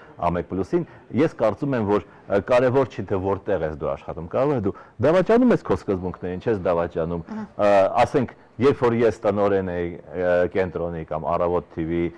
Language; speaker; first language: Armenian; native; Armenian